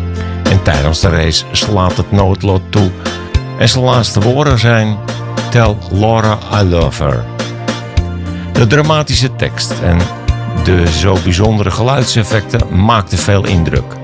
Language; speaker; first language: Dutch; native; Dutch